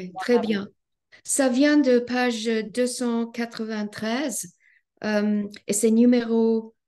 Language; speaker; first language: French; non-native, fluent; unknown